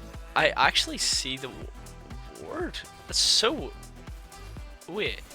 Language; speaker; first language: English; native; English